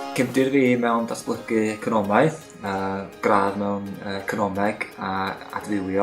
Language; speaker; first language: Welsh; native; Welsh